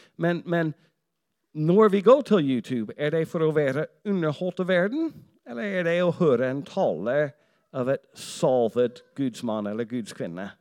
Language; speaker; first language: Norwegian; non-native, fluent; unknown